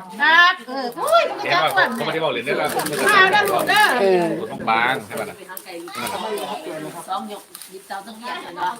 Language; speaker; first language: Thai; non-native, local second language; Lao